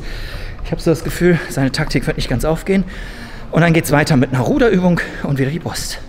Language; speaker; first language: German; native; German